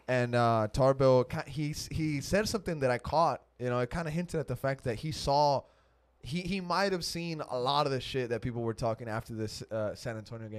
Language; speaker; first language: English; early bilingual, other home language; Spanish